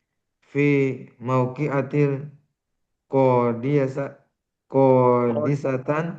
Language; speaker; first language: Arabic; non-native, learner; Indonesian